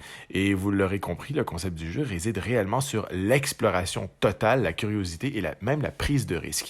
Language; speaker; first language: French; native; French